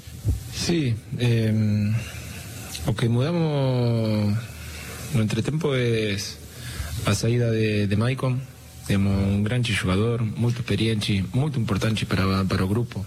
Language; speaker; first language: Portuguese; non-native, learner; Spanish